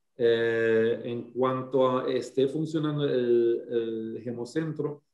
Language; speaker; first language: Spanish; non-native, fluent; German